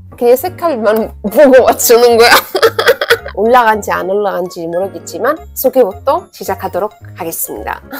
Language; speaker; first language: Korean; non-native, fluent; Arabic